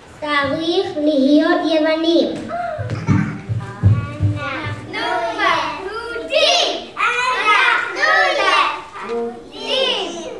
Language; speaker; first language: Hebrew; non-native, learner; English